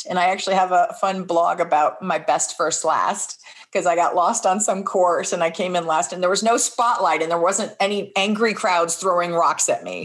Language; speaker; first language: English; native; English